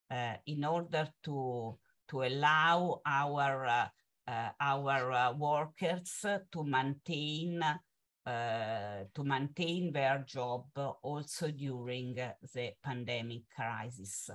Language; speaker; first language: English; non-native, fluent; Italian